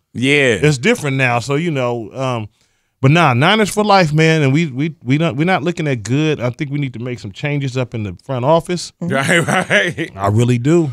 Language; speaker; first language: English; native; English